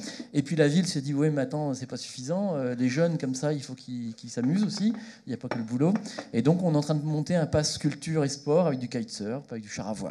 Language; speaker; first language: French; native; French